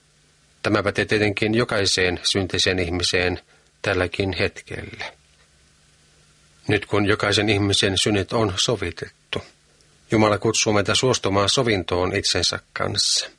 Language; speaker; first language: Finnish; native; Finnish